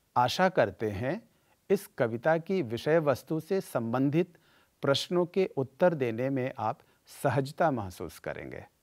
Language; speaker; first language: Hindi; native; Hindi